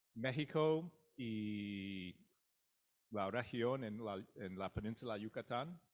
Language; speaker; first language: Spanish; non-native, learner; English